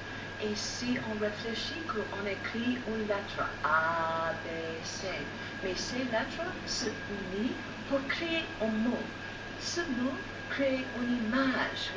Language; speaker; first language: French; non-native, fluent; English